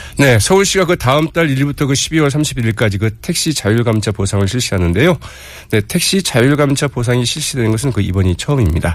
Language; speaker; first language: Korean; native; Korean